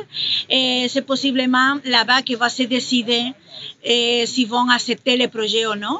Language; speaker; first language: French; non-native, fluent; Spanish